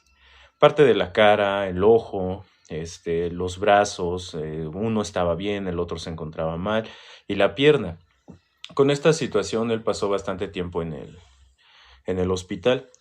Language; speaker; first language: Spanish; native; Spanish